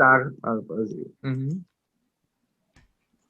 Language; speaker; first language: Portuguese; non-native, learner; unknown